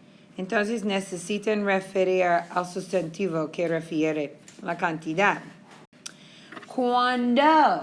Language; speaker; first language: Spanish; non-native, fluent; English